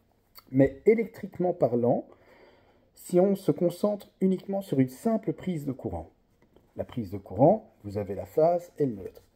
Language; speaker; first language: French; native; French